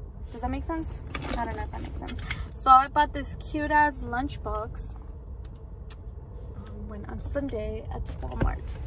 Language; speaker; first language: English; early bilingual, other home language; Spanish